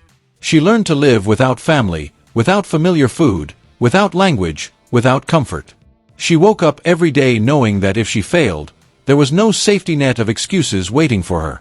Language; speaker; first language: English; native; English